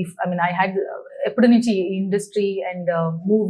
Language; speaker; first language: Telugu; non-native, learner; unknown